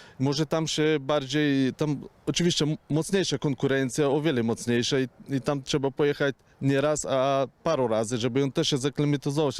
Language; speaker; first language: Polish; non-native, fluent; Ukrainian